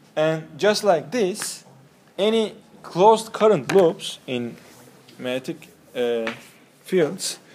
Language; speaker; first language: English; non-native, fluent; Turkish